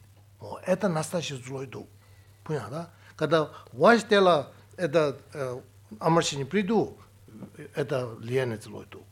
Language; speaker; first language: Russian; non-native, learner; Tibetan